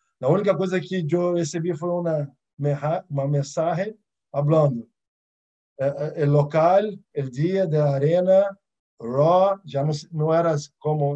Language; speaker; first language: Portuguese; early bilingual, other home language; Arabic